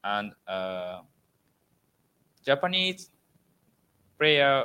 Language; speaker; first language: English; non-native, learner; Japanese